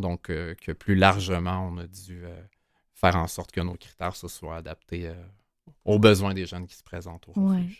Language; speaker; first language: French; native; French